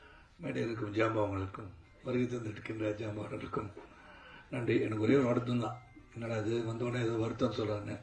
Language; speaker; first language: Tamil; native; Tamil